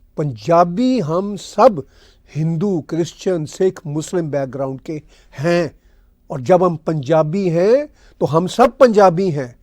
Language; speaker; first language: Urdu; non-native, local second language; Punjabi